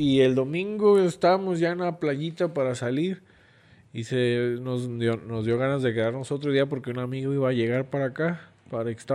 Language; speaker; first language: Spanish; native; Spanish